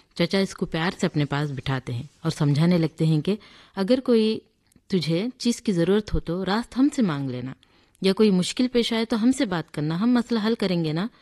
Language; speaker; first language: Hindi; native; Hindi